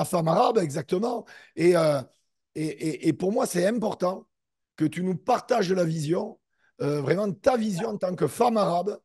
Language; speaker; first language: French; native; French